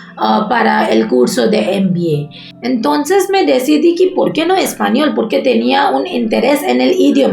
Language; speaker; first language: Spanish; non-native, learner; Bangla